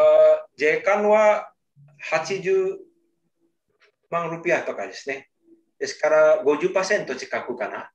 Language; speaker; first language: Japanese; non-native, learner; Indonesian